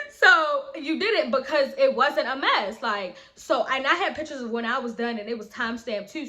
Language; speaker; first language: English; native; English